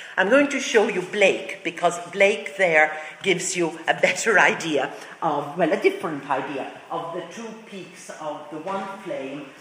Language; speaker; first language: English; native; English